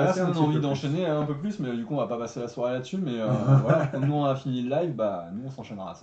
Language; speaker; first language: French; native; French